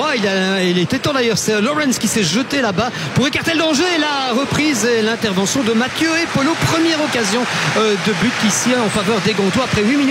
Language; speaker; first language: French; native; French